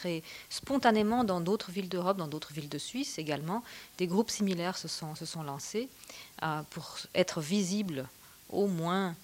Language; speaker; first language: French; native; French